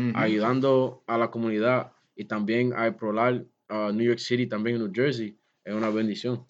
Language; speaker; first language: Spanish; early bilingual, heritage; Spanish